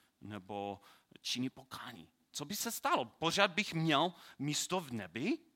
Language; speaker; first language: Czech; non-native, learner; English